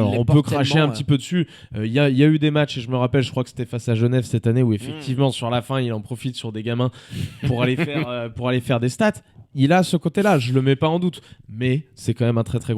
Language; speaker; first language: French; native; French